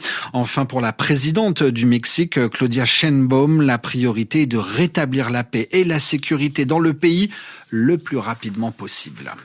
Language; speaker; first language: French; native; French